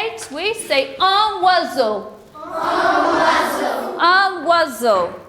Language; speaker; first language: French; non-native, fluent; English